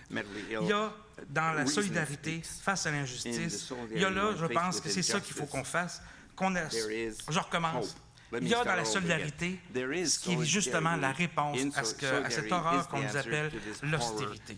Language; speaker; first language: French; native; French